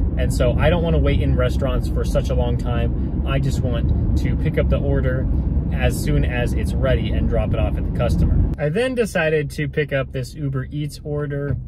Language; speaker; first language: English; native; English